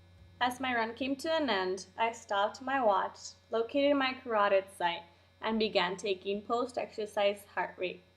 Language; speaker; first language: English; native; English